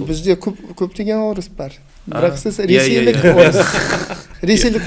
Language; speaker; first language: Kazakh; non-native, local second language; Russian